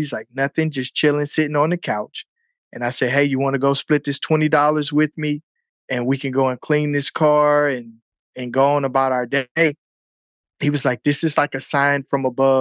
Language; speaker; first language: English; native; English